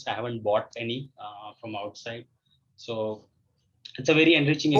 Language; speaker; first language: English; non-native, local second language; Hindi